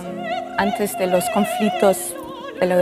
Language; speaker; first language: Spanish; non-native, fluent; French